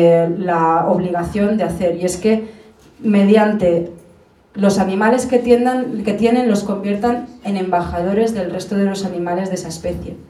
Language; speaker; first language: Spanish; native; Spanish